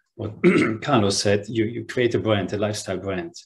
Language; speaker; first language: English; non-native, fluent; German